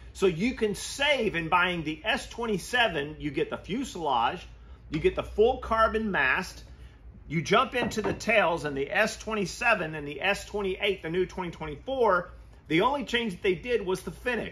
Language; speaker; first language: English; native; English